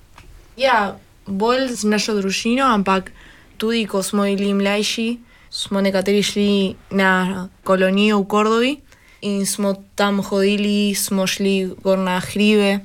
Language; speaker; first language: Slovenian; early bilingual, heritage; Spanish